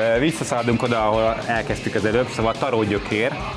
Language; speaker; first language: Hungarian; native; Hungarian